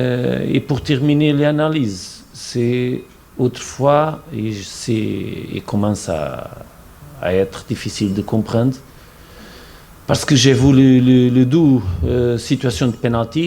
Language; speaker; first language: French; non-native, fluent; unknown